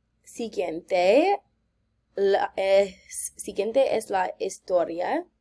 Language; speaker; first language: Spanish; non-native, learner; English